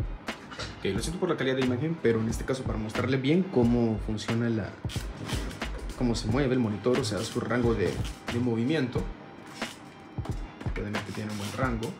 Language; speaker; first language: Spanish; native; Spanish